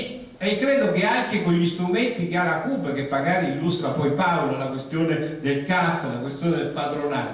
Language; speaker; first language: Italian; native; Italian